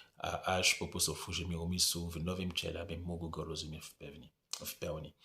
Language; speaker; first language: Polish; non-native, fluent; French